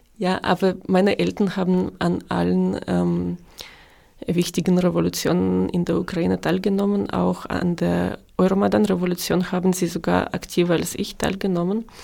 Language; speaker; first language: German; non-native, fluent; Ukrainian